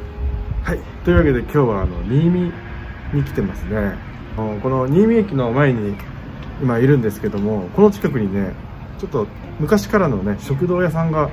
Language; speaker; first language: Japanese; native; Japanese